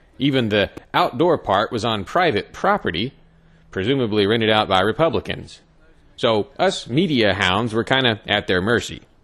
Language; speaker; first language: English; native; English